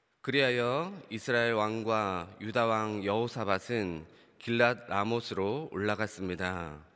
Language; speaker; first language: Korean; native; Korean